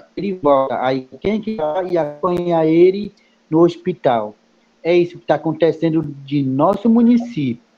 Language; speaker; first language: Portuguese; non-native, local second language; Kayapó